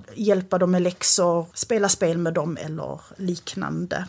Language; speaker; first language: Swedish; native; Swedish